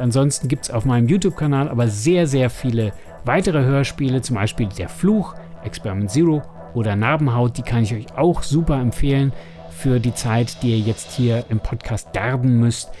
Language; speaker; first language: German; native; German